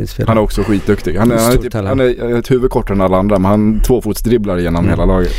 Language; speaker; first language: Swedish; native; Swedish